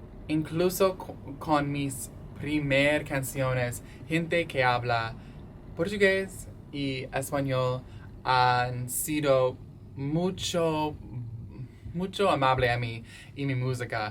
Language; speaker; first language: Spanish; non-native, learner; English